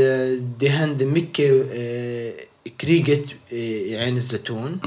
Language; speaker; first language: Swedish; non-native, local second language; Arabic